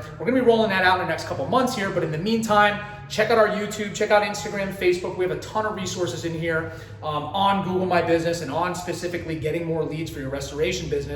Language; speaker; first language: English; native; English